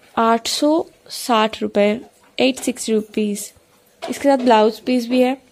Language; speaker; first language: Hindi; non-native, local second language; Bangla